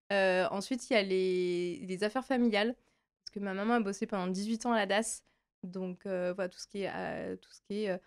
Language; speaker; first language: French; native; French